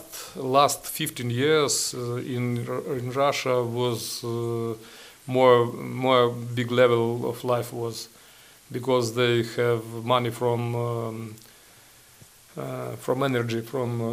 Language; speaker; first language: English; non-native, learner; Ukrainian